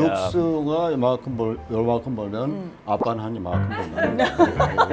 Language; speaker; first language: Korean; native; Korean